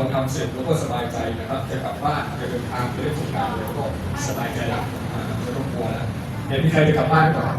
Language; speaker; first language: Thai; native; Thai